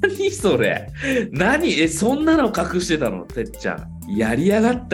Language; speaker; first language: Japanese; native; Japanese